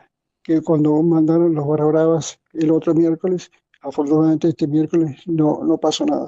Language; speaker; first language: Spanish; native; Spanish